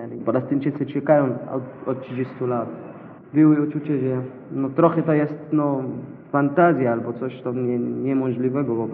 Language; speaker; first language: Polish; non-native, learner; Arabic